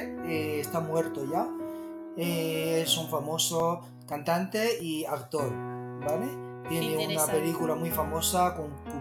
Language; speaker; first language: Spanish; non-native, learner; Chinese